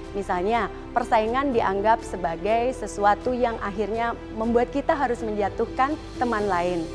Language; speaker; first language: Indonesian; native; Indonesian